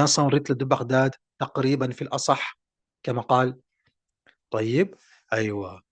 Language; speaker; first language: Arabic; non-native, fluent; French